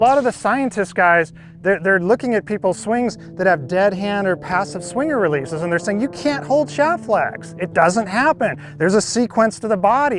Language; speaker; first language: English; native; English